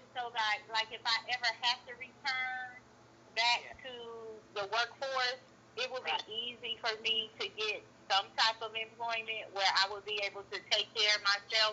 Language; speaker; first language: English; native; English